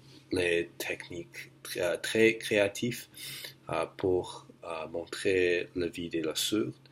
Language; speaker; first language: French; non-native, learner; English